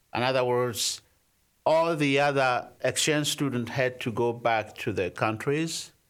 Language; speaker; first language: English; non-native, fluent; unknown